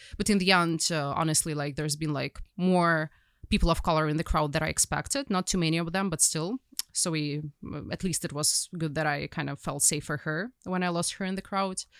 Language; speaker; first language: English; non-native, fluent; Ukrainian